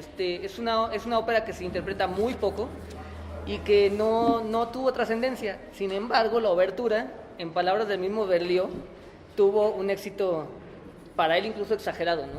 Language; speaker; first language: Spanish; native; Spanish